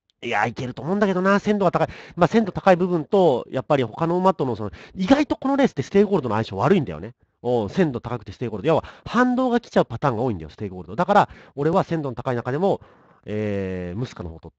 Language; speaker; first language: Japanese; native; Japanese